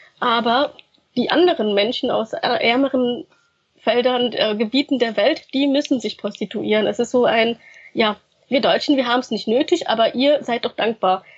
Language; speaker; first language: German; early bilingual, other home language; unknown